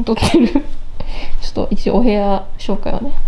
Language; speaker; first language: Japanese; native; Japanese